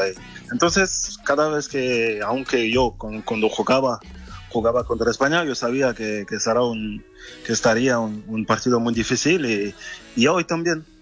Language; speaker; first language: Spanish; non-native, learner; French